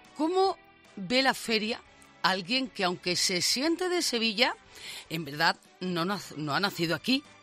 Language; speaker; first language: Spanish; native; Spanish